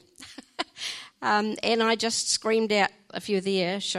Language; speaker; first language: English; native; English